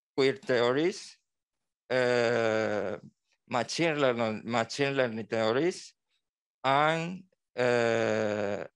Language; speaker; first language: English; non-native, learner; Spanish